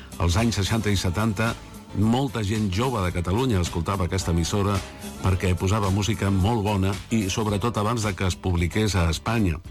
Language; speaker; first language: Catalan; native; Catalan